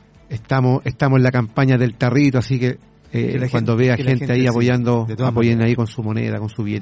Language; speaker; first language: Spanish; native; Spanish